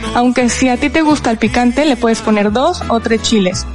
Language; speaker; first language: Spanish; native; Spanish